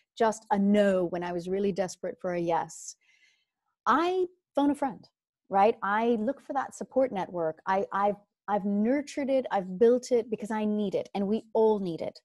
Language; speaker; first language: English; native; English